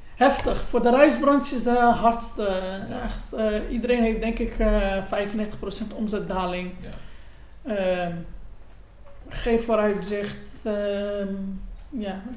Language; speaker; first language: Dutch; native; Dutch